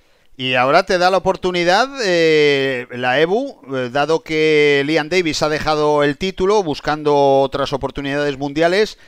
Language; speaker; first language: Spanish; native; Spanish